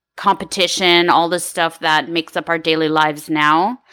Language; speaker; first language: English; early bilingual, other home language; Ukrainian